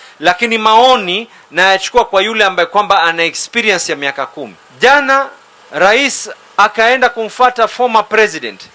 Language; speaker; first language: Swahili; native; Swahili